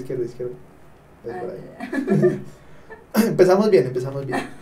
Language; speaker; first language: Spanish; native; Spanish